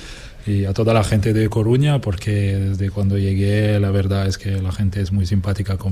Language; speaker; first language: Spanish; non-native, fluent; French